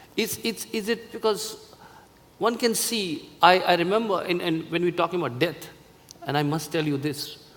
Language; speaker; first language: English; non-native, local second language; Hindi